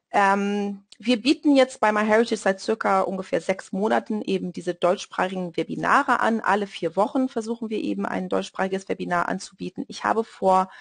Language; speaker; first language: German; non-native, fluent; Portuguese